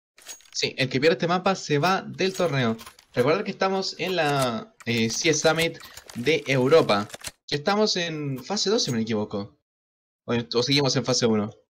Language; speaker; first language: Spanish; native; Spanish